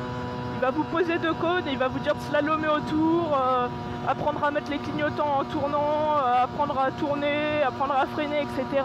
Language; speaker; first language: French; native; French